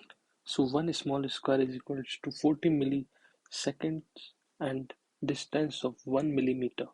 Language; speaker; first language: English; non-native, local second language; Hindi